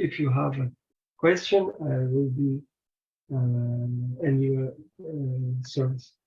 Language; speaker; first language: English; non-native, learner; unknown